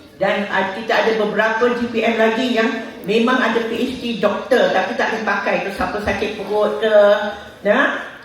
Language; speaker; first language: Malay; native; Malay